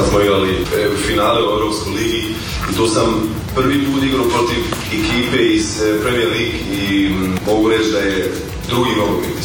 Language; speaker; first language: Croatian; early bilingual, heritage; Croatian